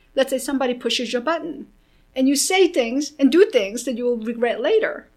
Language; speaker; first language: English; early bilingual, other home language; Korean